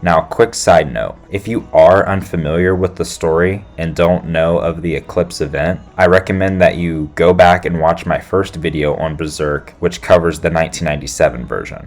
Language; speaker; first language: English; native; English